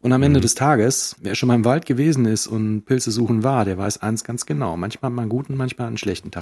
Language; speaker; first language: German; native; German